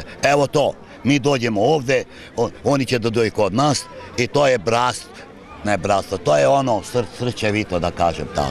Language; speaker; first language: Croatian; early bilingual, heritage; Serbian